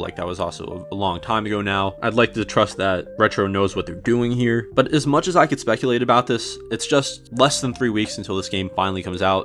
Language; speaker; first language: English; native; English